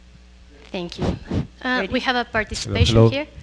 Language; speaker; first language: English; non-native, fluent; Spanish